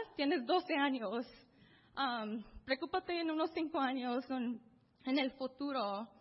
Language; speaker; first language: Spanish; early bilingual, heritage; Spanish